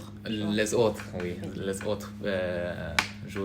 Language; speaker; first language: French; non-native, learner; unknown